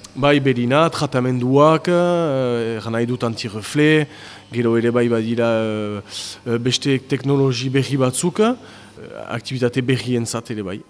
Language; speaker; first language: Basque; native; Basque